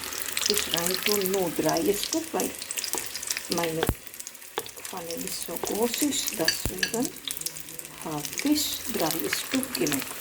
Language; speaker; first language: German; non-native, learner; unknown